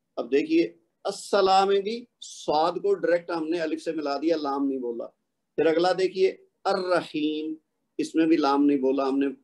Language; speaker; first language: Urdu; native; Urdu